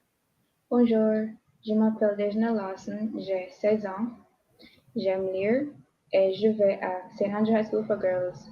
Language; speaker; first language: French; non-native, learner; English